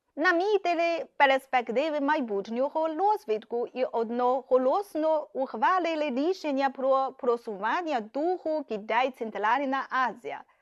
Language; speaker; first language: Ukrainian; non-native, fluent; Chinese